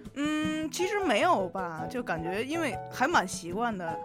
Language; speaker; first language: Chinese; native; Chinese